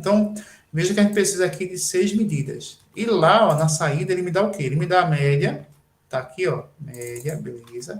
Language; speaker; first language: Portuguese; native; Portuguese